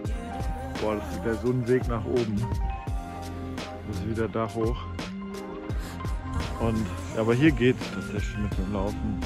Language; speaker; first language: German; native; German